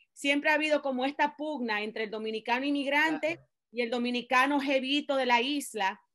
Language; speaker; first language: Spanish; native; Spanish